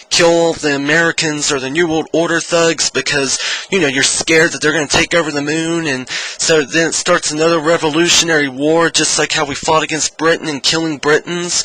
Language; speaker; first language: English; native; English